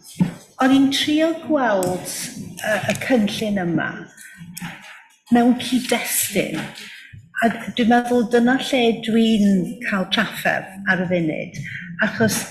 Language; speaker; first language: Welsh; native; Welsh